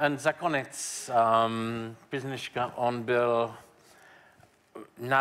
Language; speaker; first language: Czech; non-native, learner; English